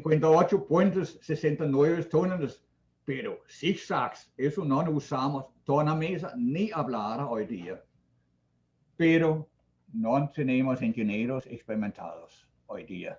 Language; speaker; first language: Spanish; non-native, fluent; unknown